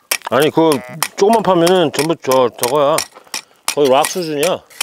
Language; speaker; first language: Korean; native; Korean